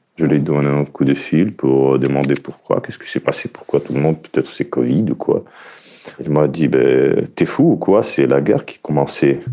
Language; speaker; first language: French; non-native, fluent; Ukrainian